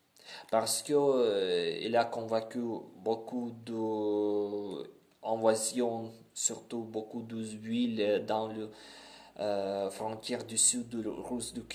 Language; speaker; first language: French; non-native, learner; Ukrainian